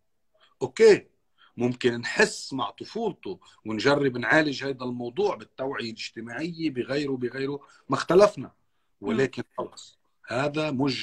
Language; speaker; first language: Arabic; native; Arabic